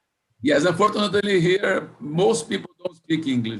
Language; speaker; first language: English; non-native, fluent; Portuguese